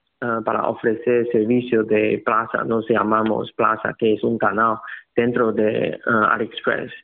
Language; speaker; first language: Spanish; non-native, learner; Chinese